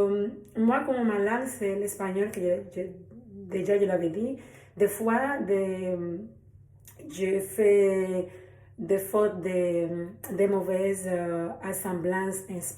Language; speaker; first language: French; non-native, learner; Spanish